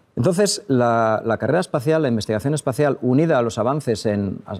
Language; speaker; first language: Spanish; native; Spanish